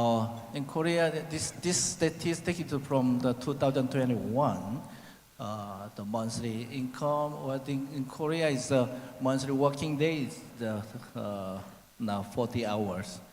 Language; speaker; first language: English; non-native, learner; Korean